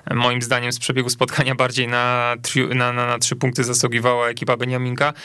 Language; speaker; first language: Polish; native; Polish